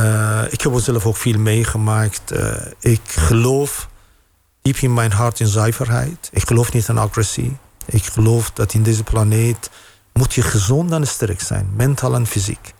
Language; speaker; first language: Dutch; non-native, fluent; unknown